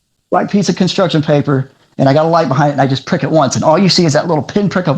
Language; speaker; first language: English; native; English